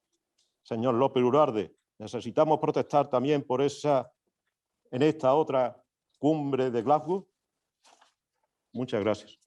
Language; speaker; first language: Spanish; native; Spanish